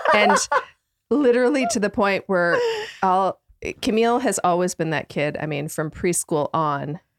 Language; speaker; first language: English; native; English